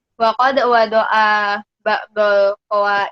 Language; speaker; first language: Arabic; non-native, learner; Indonesian